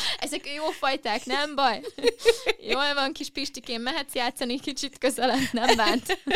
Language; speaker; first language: Hungarian; early bilingual, heritage; Hungarian